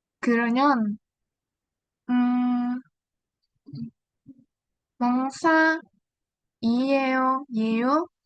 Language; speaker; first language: Korean; non-native, learner; Vietnamese